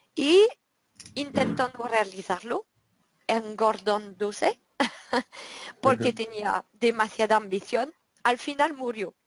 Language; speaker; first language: Spanish; non-native, fluent; French